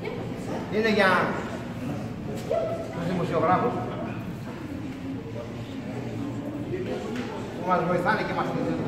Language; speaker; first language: Greek; native; Greek